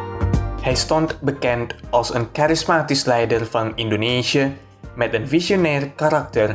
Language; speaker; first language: Dutch; non-native, fluent; Indonesian